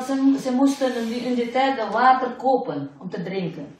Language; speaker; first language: Dutch; non-native, fluent; Indonesian